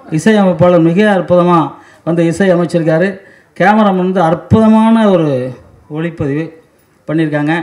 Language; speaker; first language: Tamil; native; Tamil